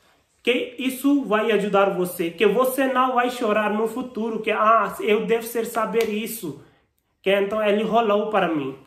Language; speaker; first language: Portuguese; non-native, learner; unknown